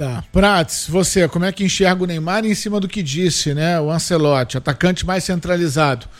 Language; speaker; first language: Portuguese; native; Portuguese